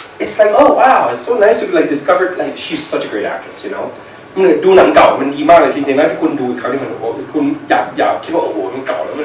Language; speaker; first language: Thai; early bilingual, heritage; Thai